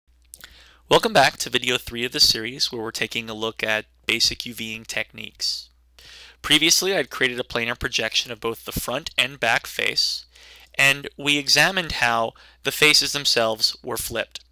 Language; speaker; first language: English; native; English